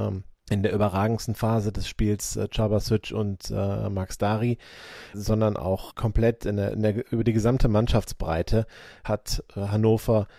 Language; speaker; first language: German; native; German